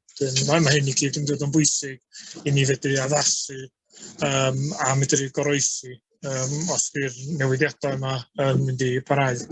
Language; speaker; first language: Welsh; native; Welsh